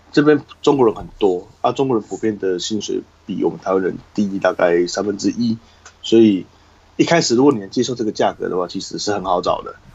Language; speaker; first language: Chinese; native; Chinese